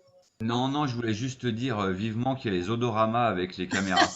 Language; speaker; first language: French; native; French